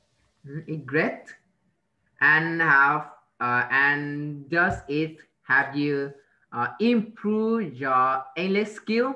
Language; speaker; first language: English; non-native, learner; Vietnamese